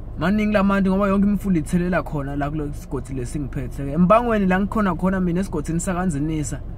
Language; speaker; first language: Zulu; non-native, local second language; Swati